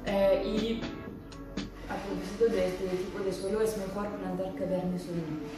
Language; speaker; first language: Spanish; non-native, fluent; French